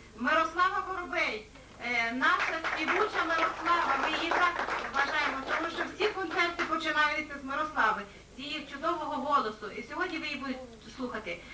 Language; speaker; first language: Ukrainian; native; Ukrainian